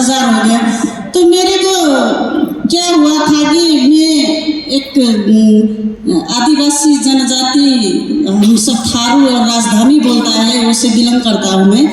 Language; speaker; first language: Hindi; non-native, learner; Nepali